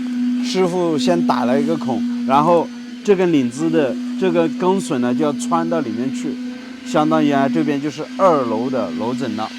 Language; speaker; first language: Chinese; native; Chinese